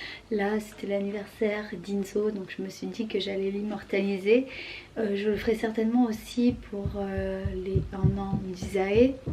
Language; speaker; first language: French; native; French